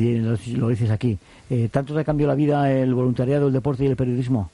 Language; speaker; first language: Spanish; native; Spanish